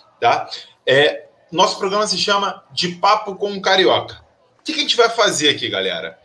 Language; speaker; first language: Portuguese; native; Portuguese